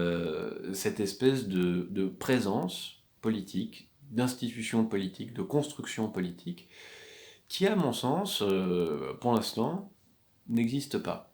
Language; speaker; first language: French; native; French